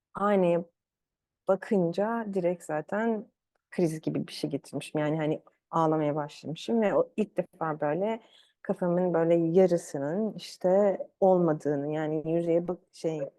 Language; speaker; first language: Turkish; early bilingual, other home language; Arabic